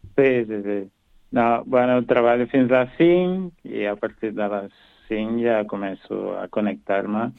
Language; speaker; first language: Catalan; non-native, fluent; Kabuverdianu